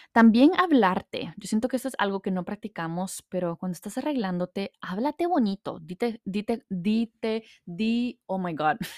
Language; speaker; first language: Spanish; early bilingual, heritage; Spanish